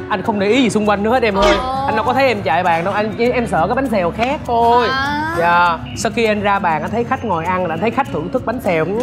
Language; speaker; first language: Vietnamese; native; Vietnamese